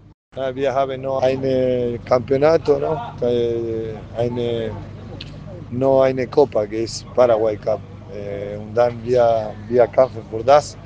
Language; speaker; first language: German; non-native, learner; Spanish